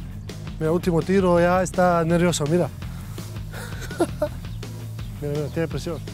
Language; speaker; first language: Spanish; non-native, fluent; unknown